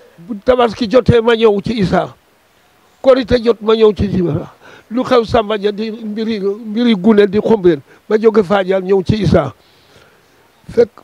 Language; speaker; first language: Wolof; non-native, local second language; Serer